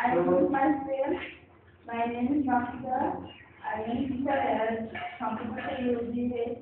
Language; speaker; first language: English; non-native, learner; Bangla